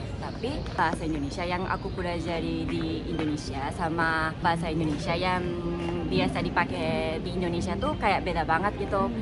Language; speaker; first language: Indonesian; non-native, fluent; Japanese